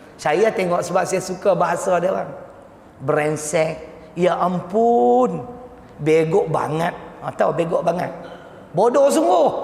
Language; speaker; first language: Malay; native; Malay